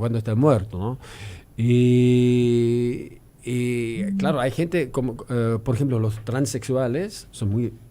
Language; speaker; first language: Spanish; non-native, fluent; German